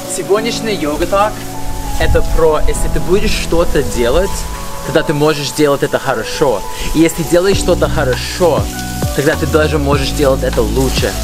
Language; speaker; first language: Russian; non-native, fluent; English